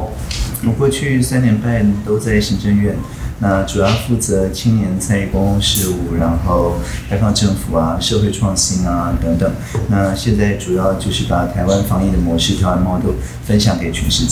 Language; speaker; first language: Chinese; native; Chinese